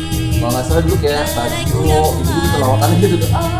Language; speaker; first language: Indonesian; native; Indonesian